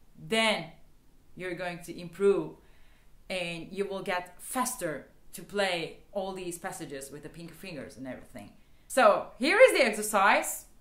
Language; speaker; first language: English; non-native, fluent; Turkish